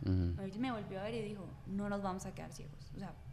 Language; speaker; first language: Spanish; native; Spanish